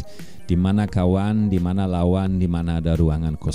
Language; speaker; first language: Indonesian; non-native, fluent; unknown